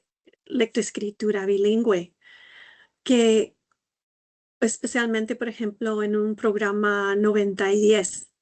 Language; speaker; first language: Spanish; non-native, fluent; English